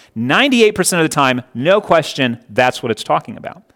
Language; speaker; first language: English; native; English